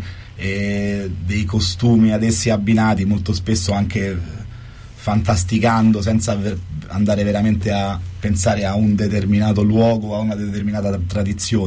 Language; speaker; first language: Italian; native; Italian